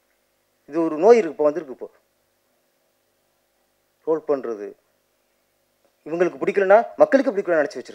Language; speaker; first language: Tamil; native; Tamil